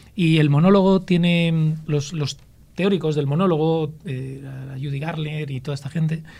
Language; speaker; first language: Spanish; native; Spanish